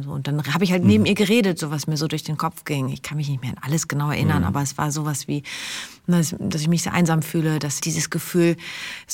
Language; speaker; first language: German; native; German